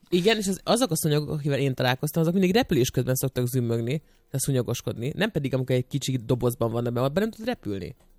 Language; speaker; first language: Hungarian; native; Hungarian